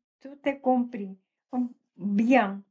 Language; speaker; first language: French; non-native, fluent; Russian